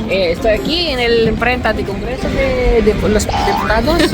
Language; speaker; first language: Spanish; non-native, learner; Filipino